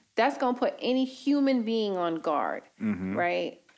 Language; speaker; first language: English; native; English